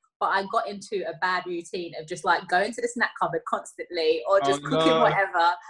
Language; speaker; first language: English; native; English